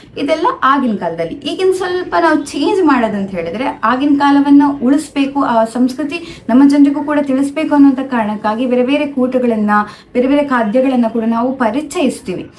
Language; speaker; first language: Kannada; non-native, local second language; Tulu